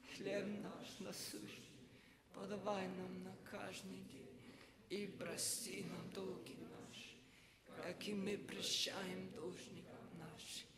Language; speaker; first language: Russian; non-native, learner; English